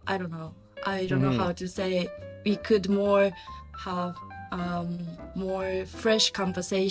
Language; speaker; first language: English; non-native, learner; Japanese